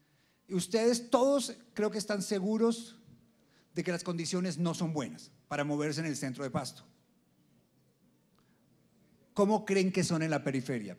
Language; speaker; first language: Spanish; native; Spanish